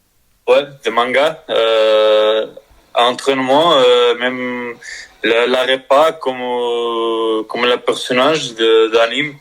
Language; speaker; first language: French; non-native, learner; Spanish